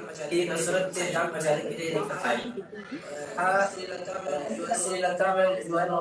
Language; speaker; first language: Hindi; non-native, learner; Rohingya